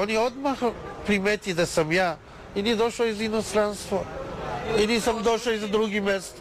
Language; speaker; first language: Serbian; non-native, learner; Chinese